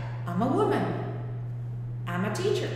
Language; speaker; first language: English; non-native, fluent; Spanish